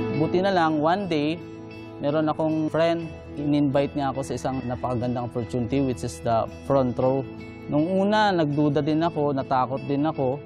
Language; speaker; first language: Filipino; non-native, local second language; Cebuano